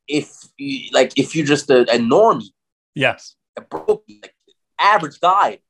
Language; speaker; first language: English; non-native, fluent; German